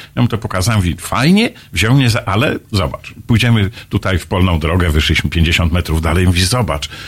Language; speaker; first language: Polish; native; Polish